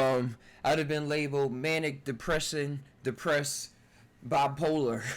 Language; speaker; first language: English; native; English